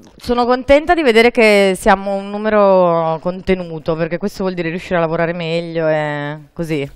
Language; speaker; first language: Italian; native; Italian